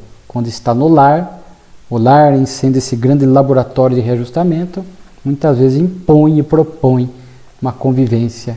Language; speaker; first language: Portuguese; native; Portuguese